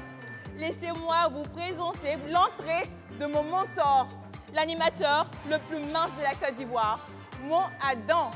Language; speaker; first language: French; native; French